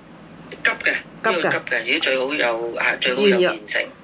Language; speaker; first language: Cantonese; native; Cantonese